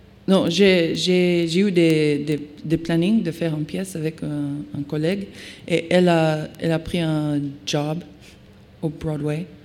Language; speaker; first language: French; non-native, learner; English